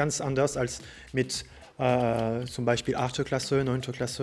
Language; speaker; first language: German; non-native, fluent; French